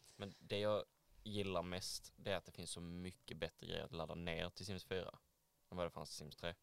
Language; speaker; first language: Swedish; native; Swedish